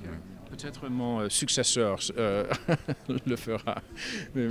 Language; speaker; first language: French; non-native, fluent; English